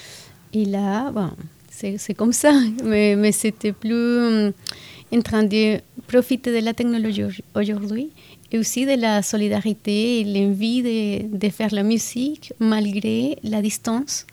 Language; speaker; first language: French; non-native, fluent; Spanish